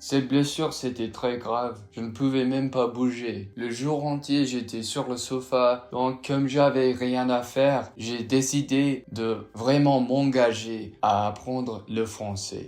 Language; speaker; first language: French; non-native, fluent; English